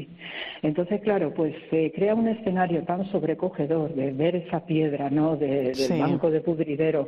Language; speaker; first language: Spanish; native; Spanish